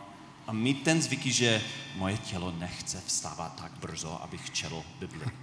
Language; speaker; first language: Czech; non-native, fluent; English